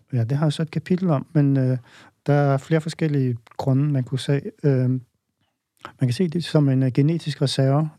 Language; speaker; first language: Danish; native; Danish